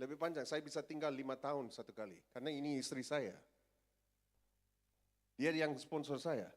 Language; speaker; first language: Indonesian; non-native, fluent; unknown